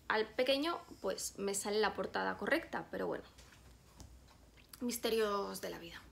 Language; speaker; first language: Spanish; native; Spanish